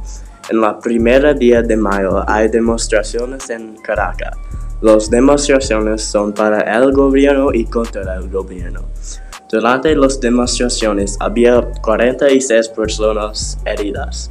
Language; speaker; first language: Spanish; non-native, learner; English